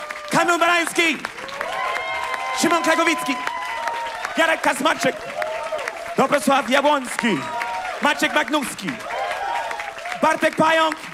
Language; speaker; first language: Polish; non-native, learner; English